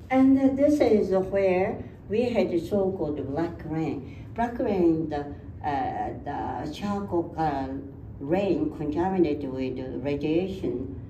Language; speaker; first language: English; non-native, fluent; Japanese